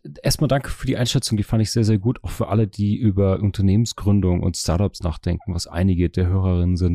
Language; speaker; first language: German; native; German